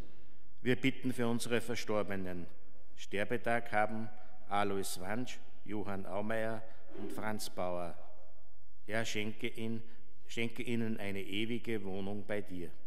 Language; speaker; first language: German; native; German